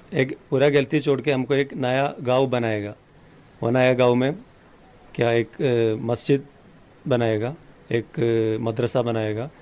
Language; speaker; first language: Hindi; non-native, local second language; Malayalam